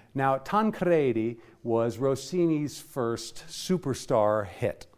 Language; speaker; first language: English; native; English